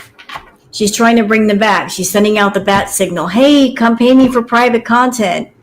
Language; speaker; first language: English; native; English